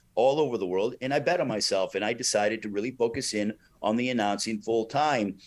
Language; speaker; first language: English; native; English